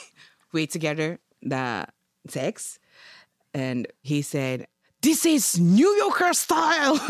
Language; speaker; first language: English; non-native, learner; Japanese